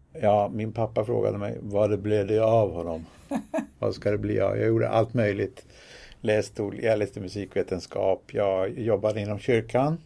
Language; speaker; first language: Swedish; native; Swedish